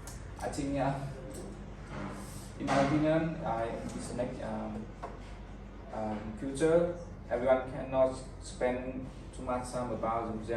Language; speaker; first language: English; non-native, learner; Vietnamese